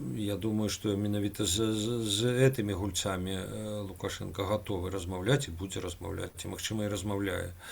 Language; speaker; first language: Belarusian; non-native, local second language; Russian